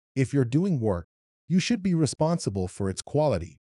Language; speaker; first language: English; non-native, fluent; Arabic